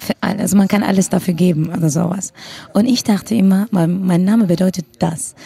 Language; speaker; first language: German; non-native, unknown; Kurdish